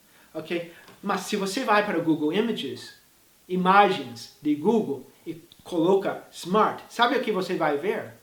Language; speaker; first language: Portuguese; non-native, fluent; English